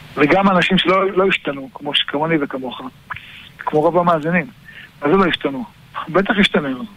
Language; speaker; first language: Hebrew; native; Hebrew